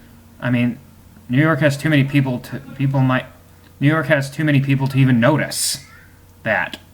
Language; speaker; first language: English; native; English